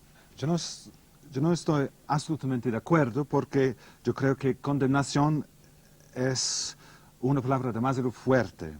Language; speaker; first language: Spanish; non-native, fluent; English